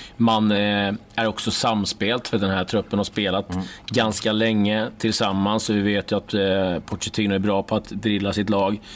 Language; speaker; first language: Swedish; native; Swedish